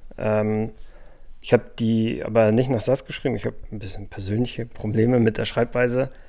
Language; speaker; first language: German; native; German